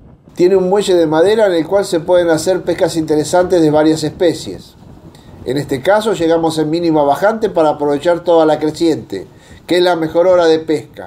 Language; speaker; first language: Spanish; native; Spanish